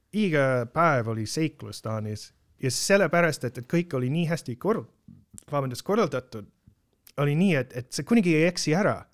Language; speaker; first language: Estonian; non-native, fluent; English